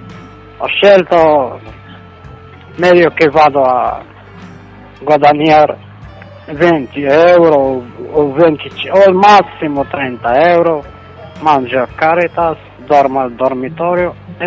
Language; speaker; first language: Italian; non-native, fluent; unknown